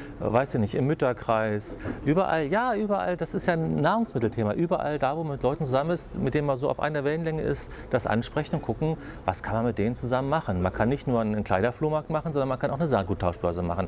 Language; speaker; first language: German; native; German